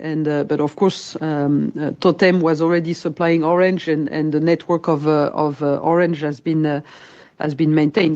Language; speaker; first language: English; non-native, fluent; French